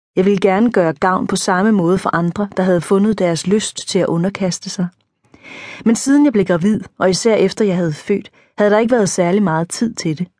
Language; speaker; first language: Danish; native; Danish